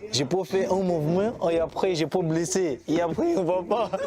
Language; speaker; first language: French; non-native, learner; Portuguese